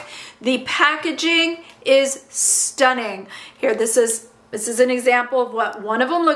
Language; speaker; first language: English; native; English